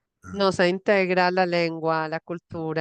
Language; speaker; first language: Spanish; native; Spanish